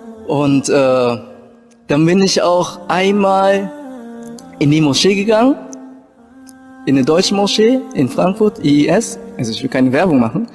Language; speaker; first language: German; early bilingual, other home language; Japanese